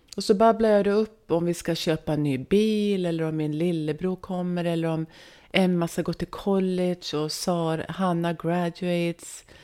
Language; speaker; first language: Swedish; native; Swedish